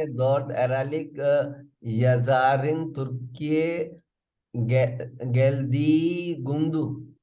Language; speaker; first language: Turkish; non-native, learner; Urdu